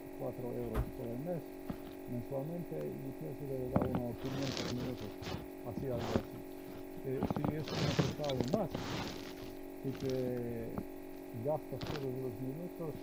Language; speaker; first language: Spanish; non-native, learner; Slovenian